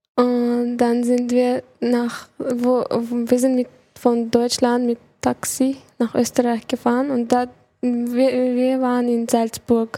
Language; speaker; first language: German; early bilingual, other home language; Chechen